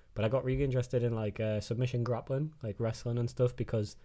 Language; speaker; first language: English; native; English